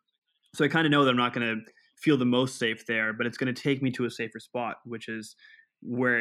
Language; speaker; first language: English; non-native, local second language; Urdu